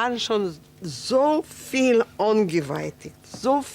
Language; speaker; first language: German; non-native, learner; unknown